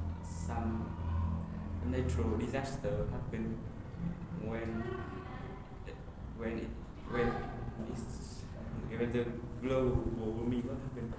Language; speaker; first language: English; non-native, learner; Vietnamese